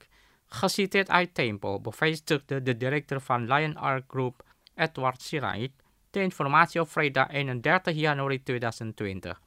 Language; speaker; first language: Dutch; non-native, fluent; Indonesian